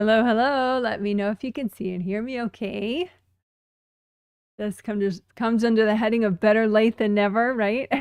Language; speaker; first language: English; native; English